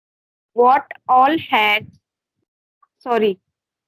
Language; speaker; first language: English; non-native, learner; Hindi